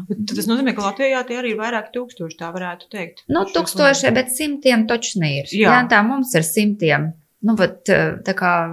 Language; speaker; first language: Latvian; non-native, local second language; Russian